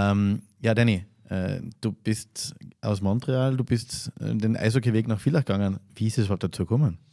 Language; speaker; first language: German; native; German